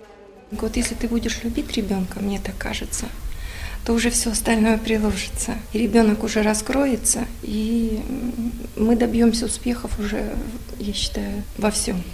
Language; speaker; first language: Russian; native; Russian